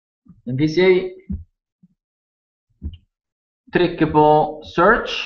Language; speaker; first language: Norwegian; non-native, learner; Italian